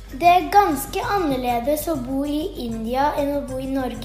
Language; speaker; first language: Norwegian; early bilingual, heritage; Norwegian